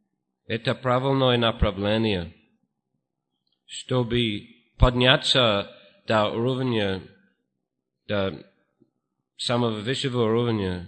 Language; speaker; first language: Russian; non-native, fluent; English